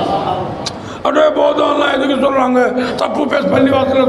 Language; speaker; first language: Tamil; non-native, learner; Urdu